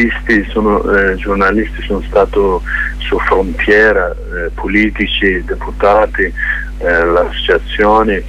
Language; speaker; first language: Italian; non-native, learner; Kurdish